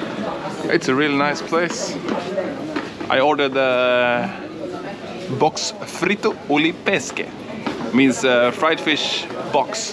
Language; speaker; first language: English; non-native, fluent; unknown